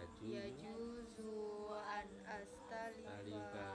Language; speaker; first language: Arabic; non-native, learner; Indonesian